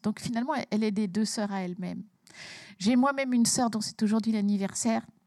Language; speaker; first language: French; early bilingual, heritage; French